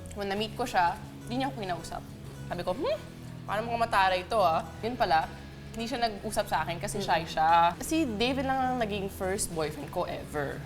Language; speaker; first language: Filipino; early bilingual, heritage; French